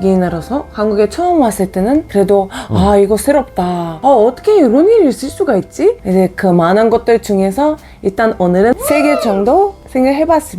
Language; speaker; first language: Korean; non-native, fluent; Bulgarian